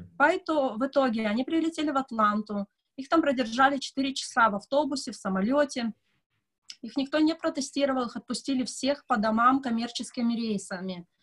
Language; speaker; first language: Russian; native; Russian